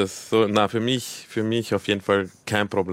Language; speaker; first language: German; early bilingual, other home language; Croatian